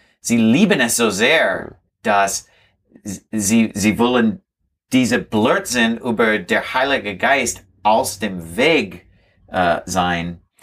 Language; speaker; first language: German; non-native, learner; English